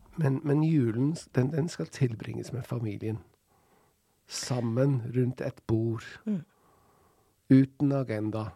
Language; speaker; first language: Norwegian; non-native, fluent; English